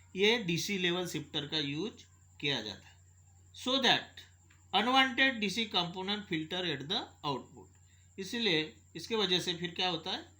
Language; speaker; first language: Hindi; non-native, local second language; Marathi